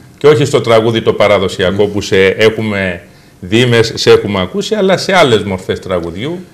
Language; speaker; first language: Greek; native; Greek